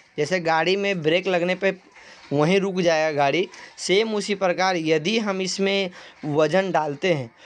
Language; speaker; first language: Hindi; native; Hindi